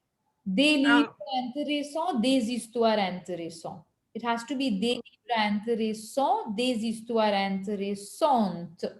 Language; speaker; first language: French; non-native, fluent; Hindi